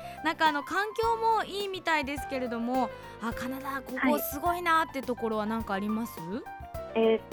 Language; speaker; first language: Japanese; native; Japanese